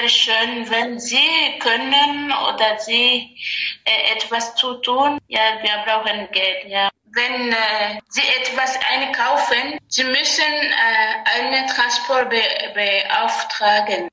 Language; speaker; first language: German; non-native, learner; Rundi